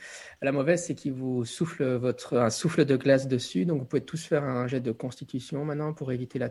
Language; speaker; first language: French; native; French